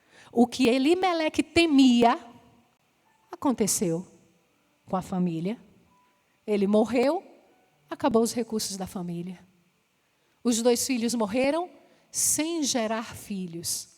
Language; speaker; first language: Portuguese; native; Portuguese